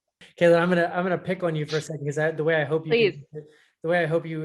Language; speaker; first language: English; native; English